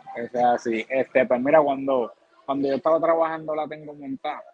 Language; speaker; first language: Spanish; native; Spanish